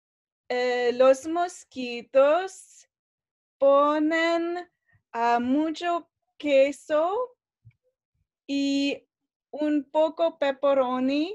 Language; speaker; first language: Spanish; non-native, learner; English